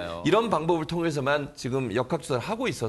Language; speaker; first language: Korean; native; Korean